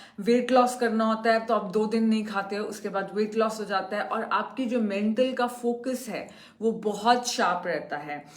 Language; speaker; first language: Hindi; native; Hindi